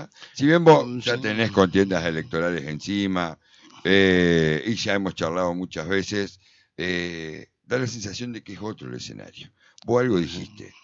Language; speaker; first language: Spanish; native; Spanish